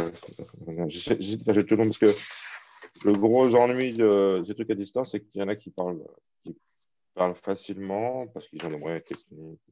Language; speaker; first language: French; native; French